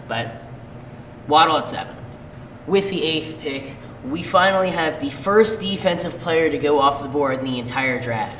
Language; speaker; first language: English; native; English